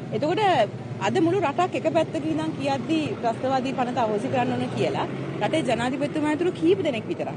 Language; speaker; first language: Sinhala; native; Sinhala